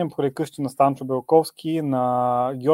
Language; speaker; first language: Bulgarian; native; Bulgarian